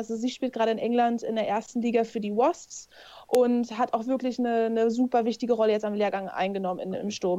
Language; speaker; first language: German; native; German